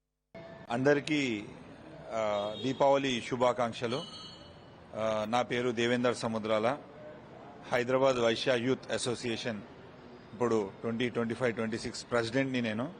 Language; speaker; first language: Telugu; native; Telugu